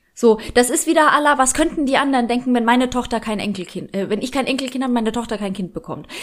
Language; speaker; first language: German; early bilingual, other home language; Polish